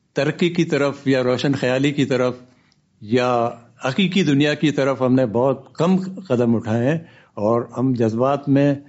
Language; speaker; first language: Urdu; non-native, local second language; Baluchi